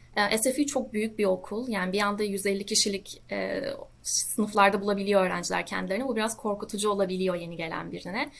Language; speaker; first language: Turkish; native; Turkish